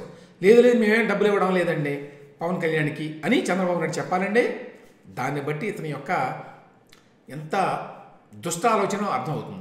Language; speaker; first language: Telugu; native; Telugu